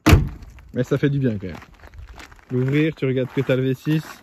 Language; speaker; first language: French; native; French